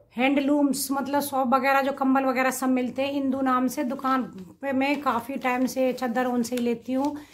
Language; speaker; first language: Hindi; native; Hindi